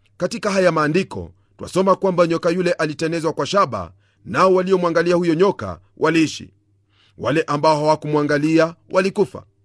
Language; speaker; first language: Swahili; non-native, local second language; Luyia